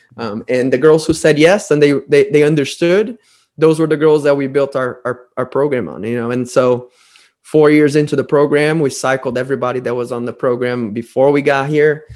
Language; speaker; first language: English; non-native, fluent; Portuguese